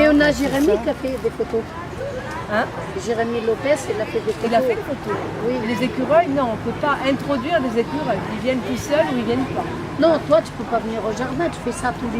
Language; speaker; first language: French; native; French